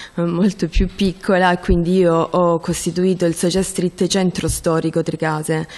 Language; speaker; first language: Italian; native; Italian